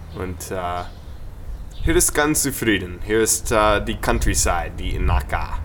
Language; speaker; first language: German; non-native, learner; English